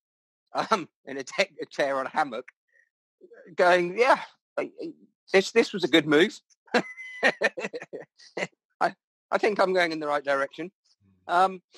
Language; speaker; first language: English; native; English